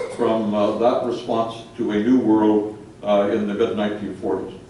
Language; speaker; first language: English; native; English